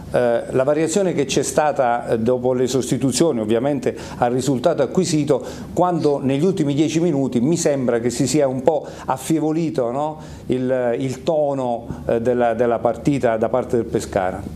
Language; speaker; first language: Italian; native; Italian